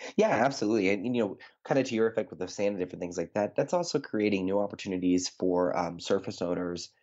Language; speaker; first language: English; native; English